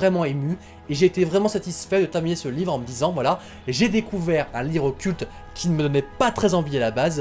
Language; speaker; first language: French; native; French